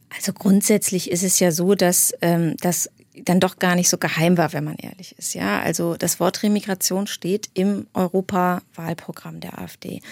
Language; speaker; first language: German; native; German